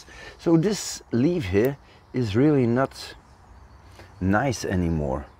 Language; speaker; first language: English; non-native, fluent; Dutch